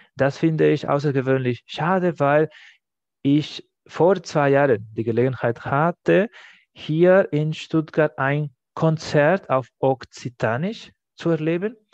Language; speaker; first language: German; non-native, fluent; Spanish